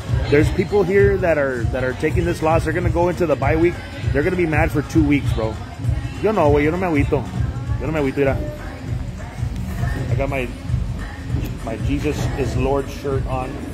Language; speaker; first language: English; early bilingual, other home language; Spanish